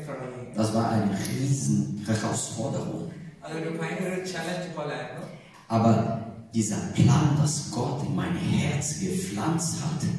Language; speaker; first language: German; non-native, learner; Portuguese